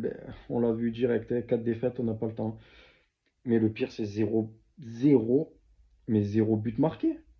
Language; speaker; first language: French; native; French